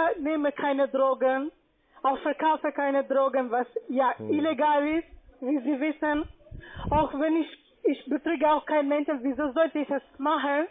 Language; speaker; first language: German; non-native, fluent; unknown